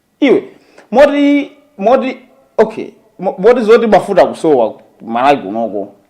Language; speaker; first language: Nyanja; native; Nyanja